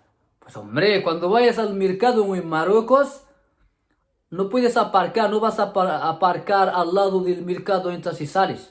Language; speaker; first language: Spanish; non-native, fluent; Arabic